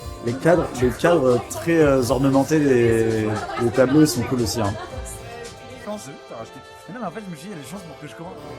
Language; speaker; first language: French; native; French